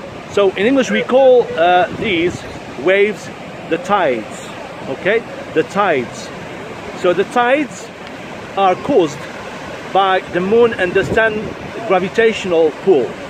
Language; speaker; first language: English; non-native, fluent; Arabic